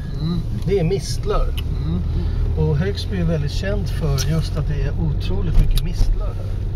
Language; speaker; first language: Swedish; native; Swedish